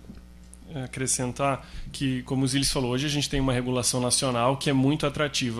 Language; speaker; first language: Portuguese; native; Portuguese